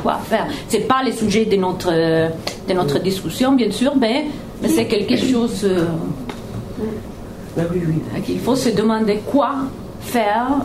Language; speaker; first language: French; non-native, fluent; Italian